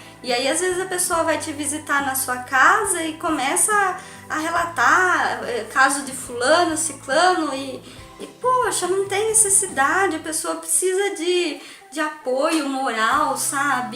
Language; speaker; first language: Portuguese; native; Portuguese